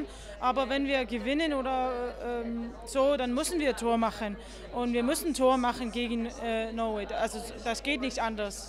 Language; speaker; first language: German; non-native, fluent; Danish